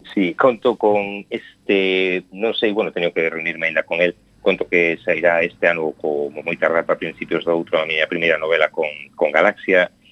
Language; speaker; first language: Galician; native; Galician